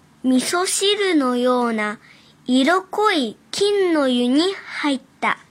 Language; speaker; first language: Japanese; early bilingual, other home language; Chinese